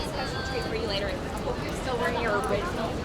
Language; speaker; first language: English; non-native, learner; Chinese